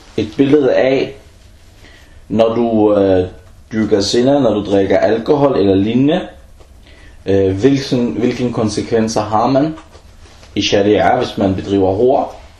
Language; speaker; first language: Danish; early bilingual, other home language; Arabic